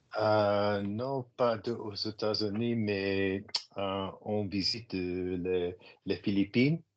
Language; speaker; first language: French; non-native, learner; English